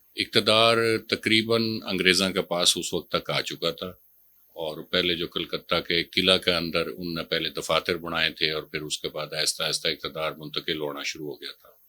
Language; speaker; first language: Urdu; non-native, local second language; Haryanvi